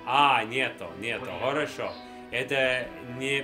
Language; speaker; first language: Russian; non-native, learner; English